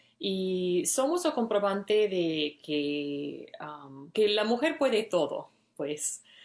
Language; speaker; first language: Spanish; non-native, fluent; English